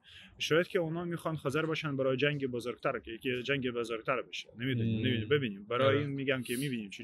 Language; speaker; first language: Persian; non-native, learner; Ukrainian